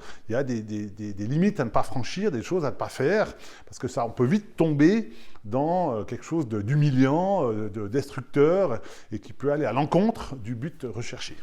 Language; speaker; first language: French; native; French